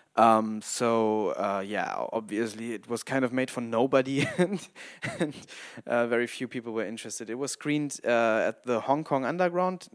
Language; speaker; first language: English; non-native, fluent; German